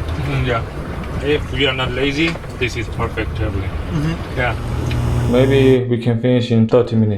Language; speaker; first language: English; non-native, learner; Korean